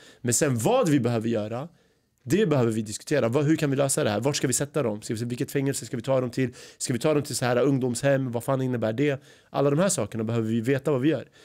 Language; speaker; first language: Swedish; early bilingual, other home language; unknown